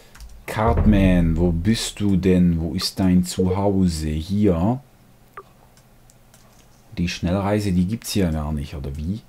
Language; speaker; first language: German; native; German